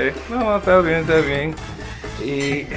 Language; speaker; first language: Spanish; non-native, learner; English